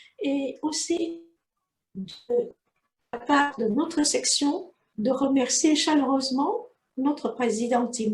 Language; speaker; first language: French; native; French